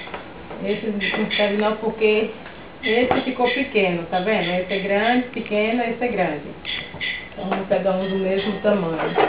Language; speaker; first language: Portuguese; native; Portuguese